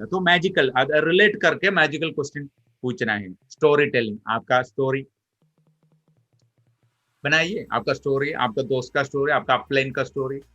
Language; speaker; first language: Hindi; non-native, local second language; Malayalam